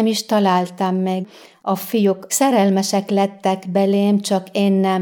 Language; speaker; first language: Hungarian; non-native, fluent; Arabic